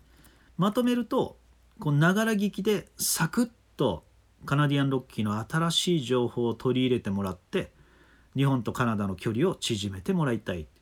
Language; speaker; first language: Japanese; native; Japanese